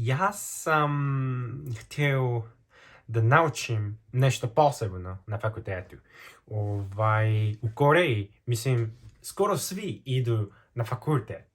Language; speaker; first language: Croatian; non-native, fluent; Korean